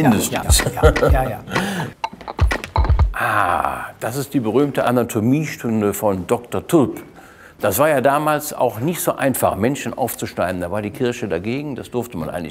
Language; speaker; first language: German; native; German